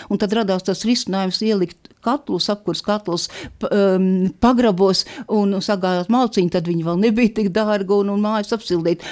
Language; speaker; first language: Latvian; native; Latvian